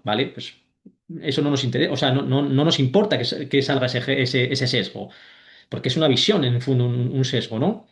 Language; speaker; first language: Spanish; native; Spanish